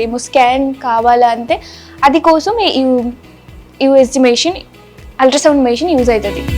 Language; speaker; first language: Telugu; non-native, learner; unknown